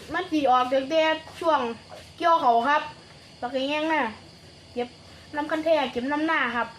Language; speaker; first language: Thai; native; Thai